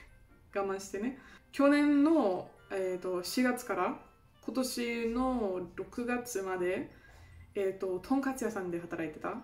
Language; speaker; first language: Japanese; non-native, fluent; German